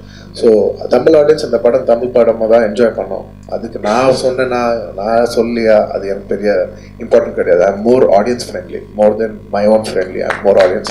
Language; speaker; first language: Tamil; non-native, local second language; Telugu